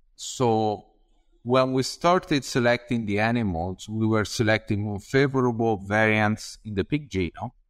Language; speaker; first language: English; non-native, fluent; Italian